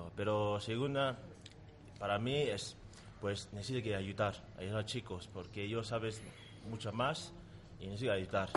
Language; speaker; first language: Spanish; non-native, learner; Tongan